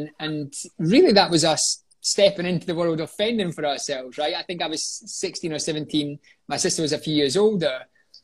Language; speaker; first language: English; native; English